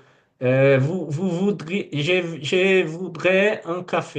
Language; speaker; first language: French; non-native, learner; Portuguese